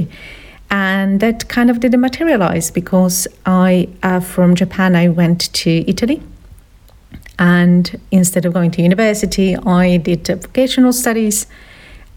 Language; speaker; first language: English; non-native, fluent; Slovak